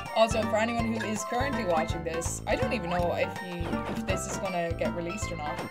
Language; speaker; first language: English; native; English